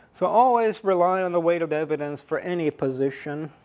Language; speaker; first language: English; non-native, fluent; Estonian